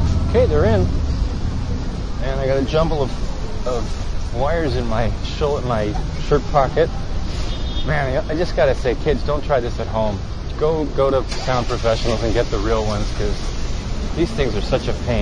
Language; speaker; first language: English; native; English